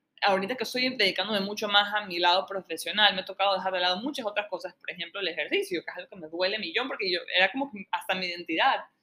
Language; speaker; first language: Spanish; native; Spanish